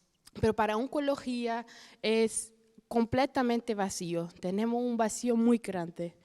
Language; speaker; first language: Spanish; non-native, fluent; Portuguese